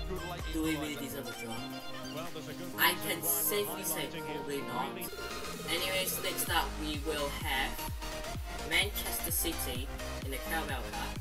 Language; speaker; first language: English; native; English